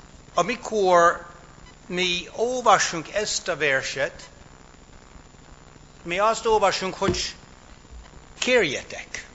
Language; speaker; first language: Hungarian; non-native, fluent; English